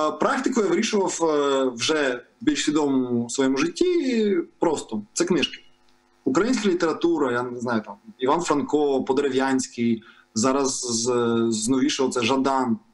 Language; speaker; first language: Ukrainian; non-native, local second language; Russian